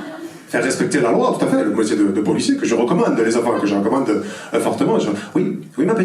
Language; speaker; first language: French; native; French